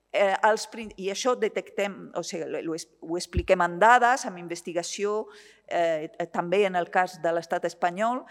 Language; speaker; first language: Catalan; non-native, fluent; Italian